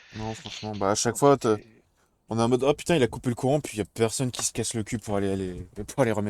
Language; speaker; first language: French; native; French